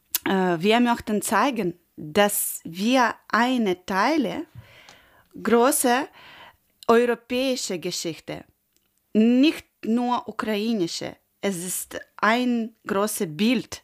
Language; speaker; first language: German; non-native, learner; Ukrainian